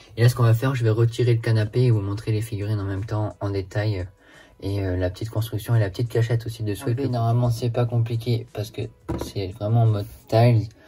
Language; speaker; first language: French; native; French